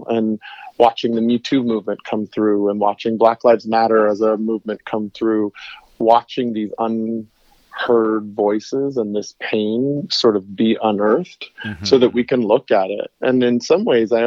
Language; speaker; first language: English; native; English